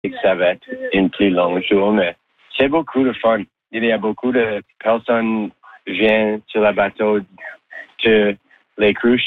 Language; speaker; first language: French; non-native, local second language; English